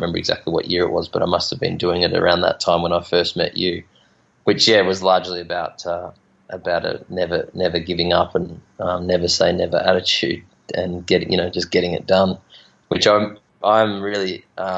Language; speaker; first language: English; native; English